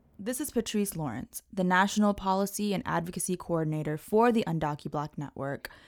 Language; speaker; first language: English; native; English